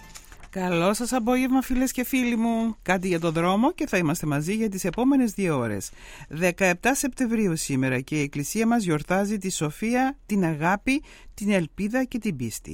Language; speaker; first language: Greek; native; Greek